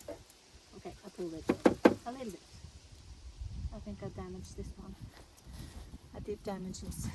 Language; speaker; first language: English; non-native, fluent; Norwegian